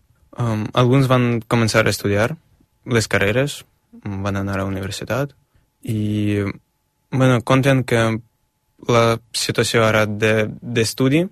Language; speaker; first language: Catalan; non-native, fluent; Ukrainian